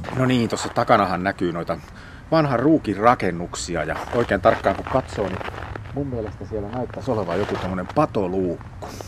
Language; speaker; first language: Finnish; native; Finnish